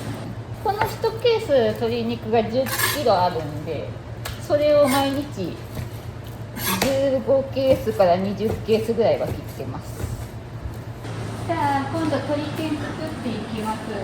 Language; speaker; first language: Japanese; native; Japanese